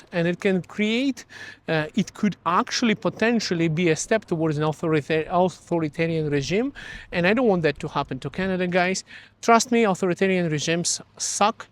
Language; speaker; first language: English; early bilingual, other home language; Russian